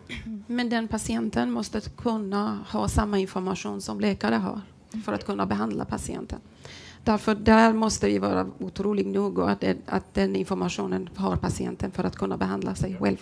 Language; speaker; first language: Swedish; non-native, fluent; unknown